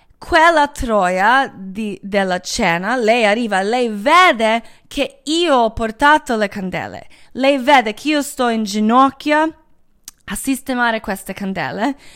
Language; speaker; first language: Italian; native; Italian